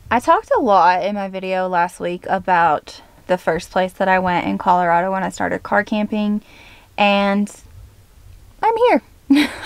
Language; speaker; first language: English; native; English